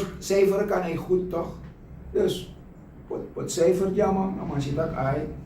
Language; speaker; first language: Dutch; native; Dutch